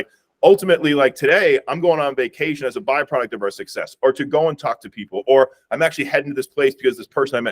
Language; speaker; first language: English; native; English